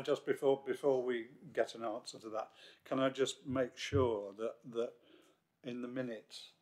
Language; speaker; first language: English; native; English